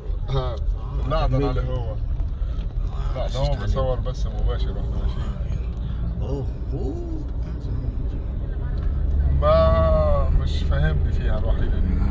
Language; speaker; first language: Arabic; native; Arabic